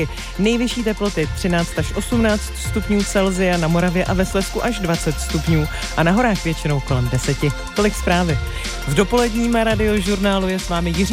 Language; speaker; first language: Czech; native; Czech